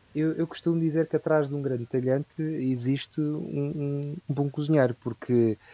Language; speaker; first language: Portuguese; native; Portuguese